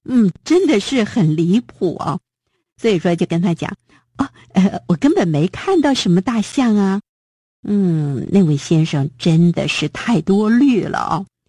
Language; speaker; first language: Chinese; native; Chinese